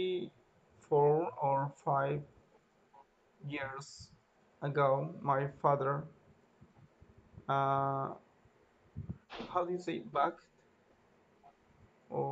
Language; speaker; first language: English; non-native, learner; Spanish